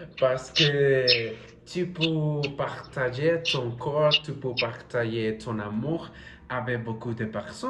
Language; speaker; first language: French; non-native, learner; Spanish